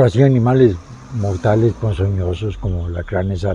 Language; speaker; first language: Spanish; native; Spanish